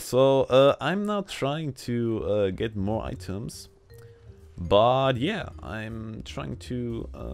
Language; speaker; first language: English; non-native, learner; German